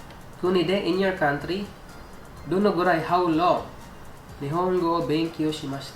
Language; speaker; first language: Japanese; non-native, fluent; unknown